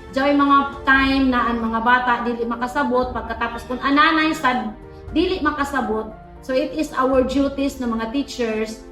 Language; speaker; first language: Cebuano; non-native, local second language; Surigaonon